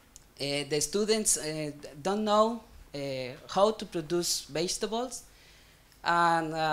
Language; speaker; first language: English; non-native, learner; Spanish